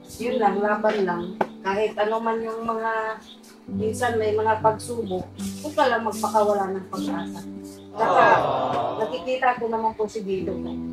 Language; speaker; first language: Filipino; native; Filipino